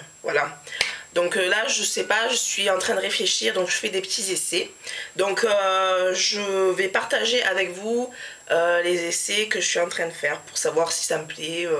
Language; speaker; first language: French; native; French